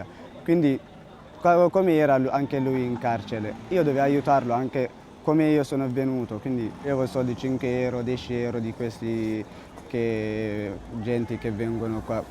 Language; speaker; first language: Italian; non-native, learner; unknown